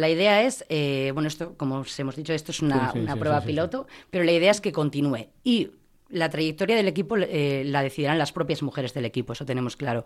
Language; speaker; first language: Spanish; native; Spanish